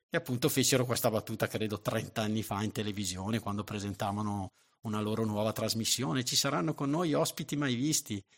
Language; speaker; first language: Italian; native; Italian